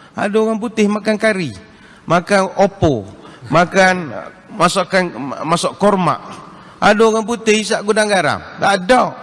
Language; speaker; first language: Malay; native; Malay